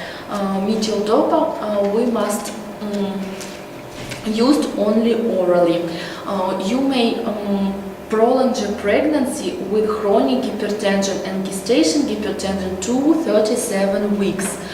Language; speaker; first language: English; non-native, learner; Russian